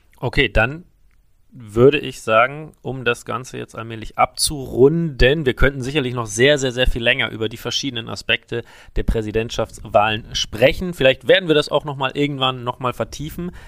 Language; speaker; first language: German; native; German